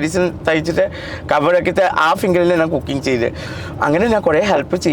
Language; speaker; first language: Malayalam; non-native, local second language; Assamese